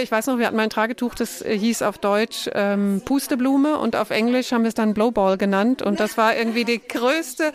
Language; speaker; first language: German; native; German